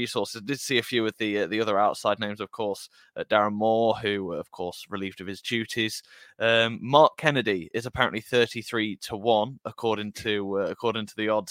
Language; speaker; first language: English; native; English